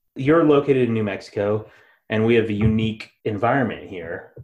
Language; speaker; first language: English; native; English